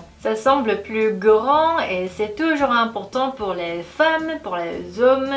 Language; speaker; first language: French; non-native, fluent; Korean